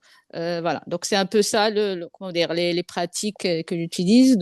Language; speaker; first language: French; non-native, local second language; Arabic